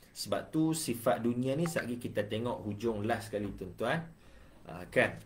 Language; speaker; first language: Malay; native; Malay